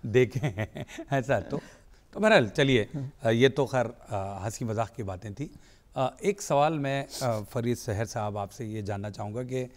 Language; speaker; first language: Urdu; native; Urdu